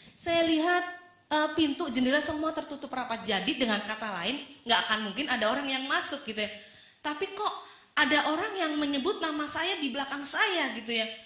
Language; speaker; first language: Indonesian; native; Indonesian